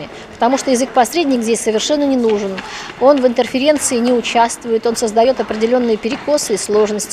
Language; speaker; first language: Russian; native; Russian